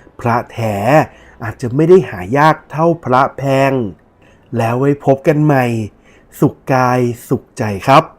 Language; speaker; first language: Thai; native; Thai